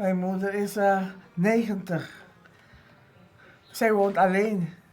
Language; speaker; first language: Dutch; non-native, local second language; Papiamento